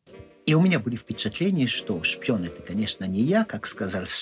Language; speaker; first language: Russian; non-native, fluent; French